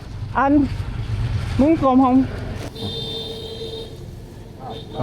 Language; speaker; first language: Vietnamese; non-native, learner; English